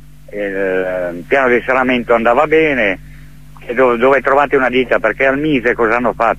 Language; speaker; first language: Italian; native; Italian